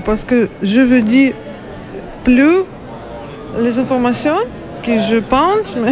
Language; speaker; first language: French; non-native, learner; Ukrainian